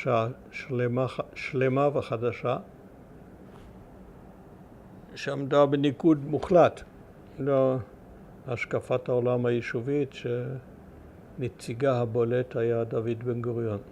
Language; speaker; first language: Hebrew; early bilingual, other home language; German